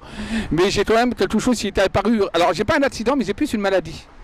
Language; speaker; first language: French; native; French